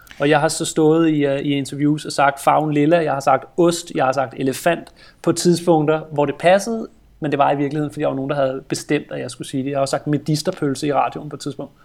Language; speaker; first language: Danish; native; Danish